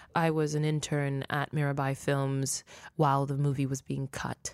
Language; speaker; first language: English; non-native, local second language; Luo (Kenya and Tanzania)